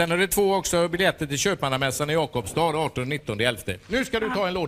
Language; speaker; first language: Swedish; native; Swedish